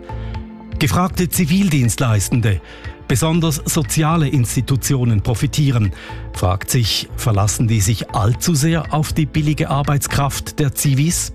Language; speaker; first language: German; native; German